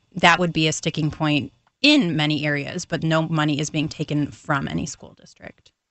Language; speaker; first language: English; native; English